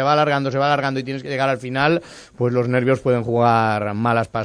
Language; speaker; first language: Spanish; native; Spanish